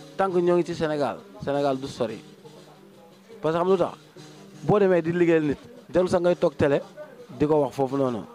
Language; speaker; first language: Wolof; native; Wolof